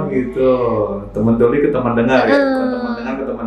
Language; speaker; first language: Indonesian; native; Indonesian